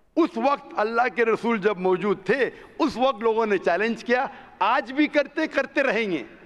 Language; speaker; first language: Hindi; non-native, local second language; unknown